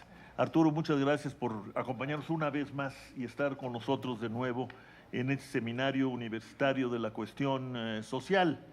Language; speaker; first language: Spanish; native; Spanish